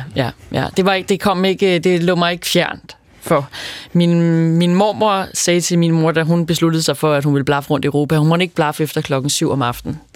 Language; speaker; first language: Danish; native; Danish